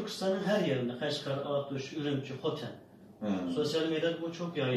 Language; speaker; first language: Turkish; non-native, learner; Uyghur